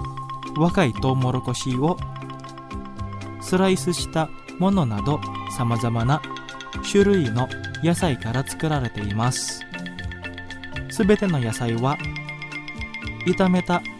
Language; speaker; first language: Japanese; non-native, fluent; Indonesian